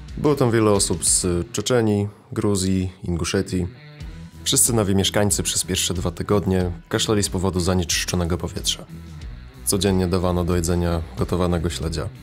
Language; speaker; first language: Polish; early bilingual, other home language; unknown